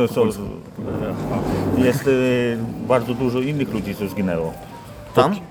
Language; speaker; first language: Polish; non-native, learner; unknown